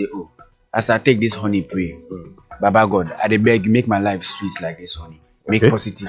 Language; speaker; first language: English; non-native, local second language; Akan